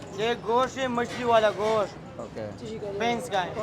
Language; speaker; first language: Hindi; non-native, local second language; Pashto